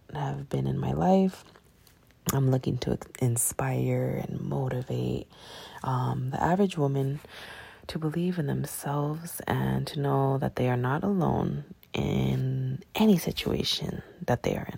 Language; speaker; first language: English; native; English